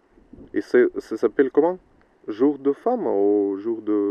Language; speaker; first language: French; non-native, learner; Russian